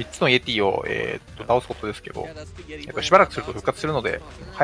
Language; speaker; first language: Japanese; native; Japanese